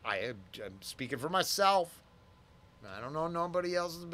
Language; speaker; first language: English; native; English